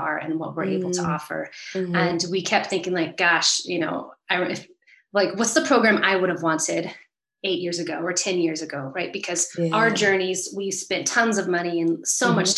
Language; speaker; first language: English; native; English